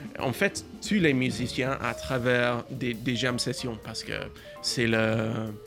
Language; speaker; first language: French; non-native, learner; English